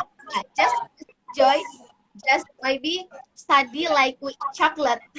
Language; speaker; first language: English; non-native, learner; Indonesian